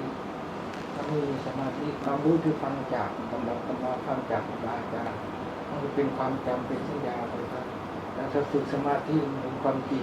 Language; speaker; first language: Thai; native; Thai